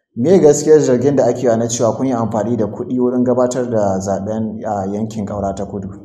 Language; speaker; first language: Hausa; native; Hausa